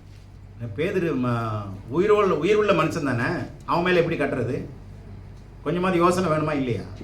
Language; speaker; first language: Tamil; native; Tamil